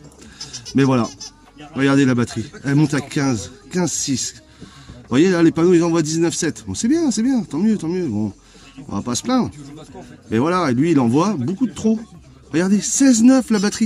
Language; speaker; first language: French; native; French